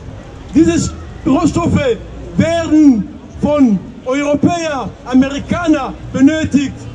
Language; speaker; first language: German; non-native, fluent; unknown